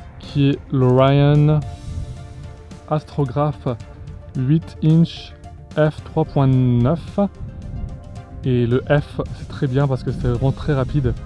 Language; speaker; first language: French; native; French